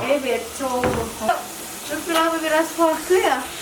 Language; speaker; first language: Turkish; non-native, learner; Indonesian